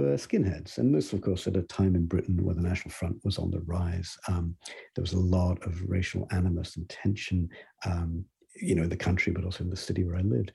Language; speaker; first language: English; native; English